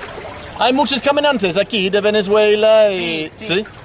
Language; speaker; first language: Spanish; non-native, learner; English